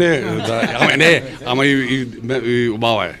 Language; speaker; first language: Macedonian; early bilingual, heritage; Macedonian